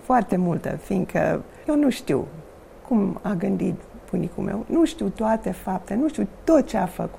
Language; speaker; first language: Romanian; non-native, fluent; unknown